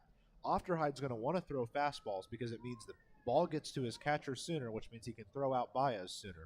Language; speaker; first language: English; native; English